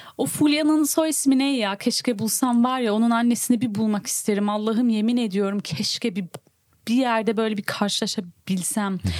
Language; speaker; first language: Turkish; early bilingual, heritage; Turkish